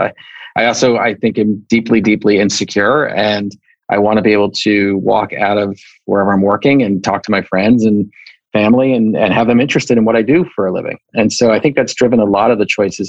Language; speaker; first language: English; native; English